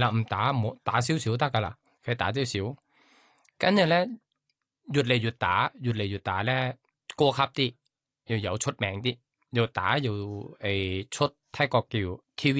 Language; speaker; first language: Cantonese; non-native, learner; Thai